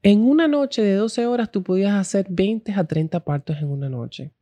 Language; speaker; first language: Spanish; early bilingual, heritage; Spanish